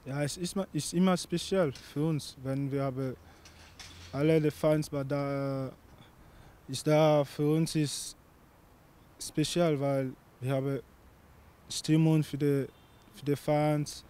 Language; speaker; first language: German; non-native, learner; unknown